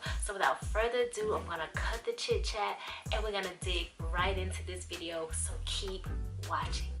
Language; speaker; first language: English; native; English